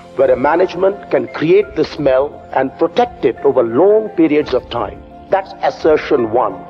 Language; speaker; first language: English; non-native, local second language; Bangla